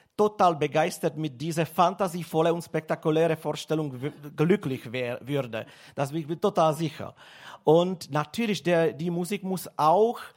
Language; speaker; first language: German; non-native, learner; Czech